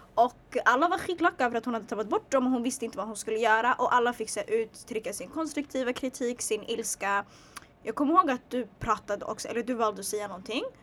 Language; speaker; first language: Swedish; early bilingual, other home language; Tigrinya